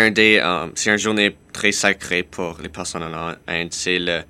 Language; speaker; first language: French; non-native, local second language; English